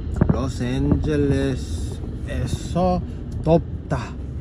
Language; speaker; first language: Korean; non-native, learner; English